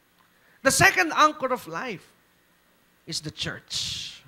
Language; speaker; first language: English; non-native, local second language; Filipino